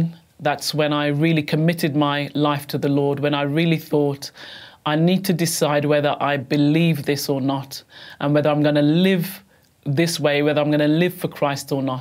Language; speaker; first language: English; native; English